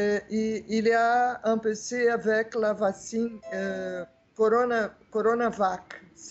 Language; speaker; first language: French; non-native, fluent; Portuguese